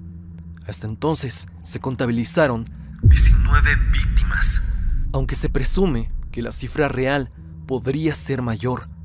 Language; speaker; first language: Spanish; native; Spanish